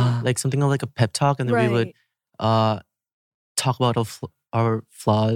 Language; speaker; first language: English; non-native, fluent; Thai